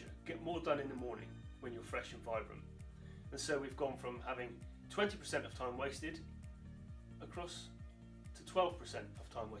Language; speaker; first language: English; native; English